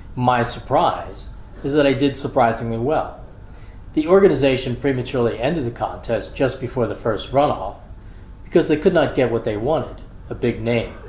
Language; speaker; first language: English; native; English